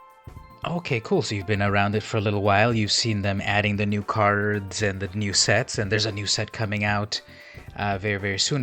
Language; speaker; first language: English; native; English